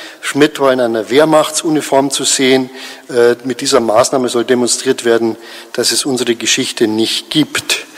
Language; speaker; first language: German; native; German